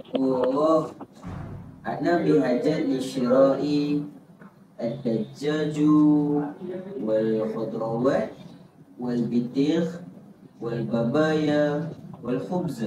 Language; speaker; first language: Arabic; non-native, learner; Malay